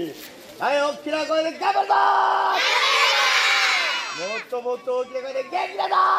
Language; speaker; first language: Japanese; native; Japanese